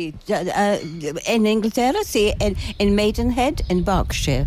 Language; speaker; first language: Spanish; non-native, learner; English